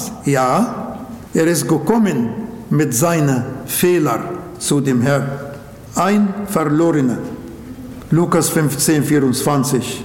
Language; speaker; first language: German; non-native, local second language; Arabic